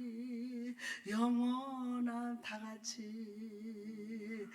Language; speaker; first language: Korean; native; Korean